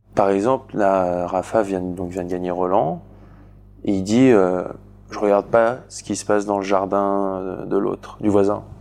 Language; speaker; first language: French; native; French